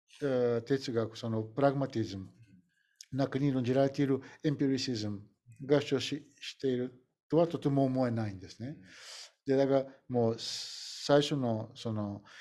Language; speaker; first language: Japanese; non-native, fluent; Bulgarian